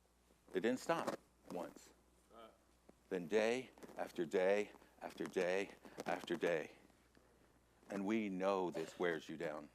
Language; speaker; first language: English; native; English